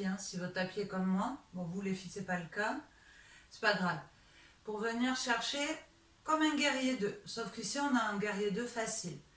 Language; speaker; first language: French; native; French